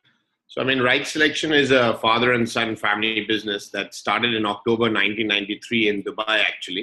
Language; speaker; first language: English; native; English